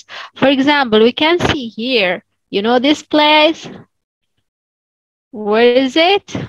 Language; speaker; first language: English; non-native, fluent; Arabic